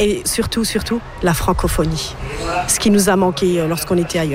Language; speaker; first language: French; native; French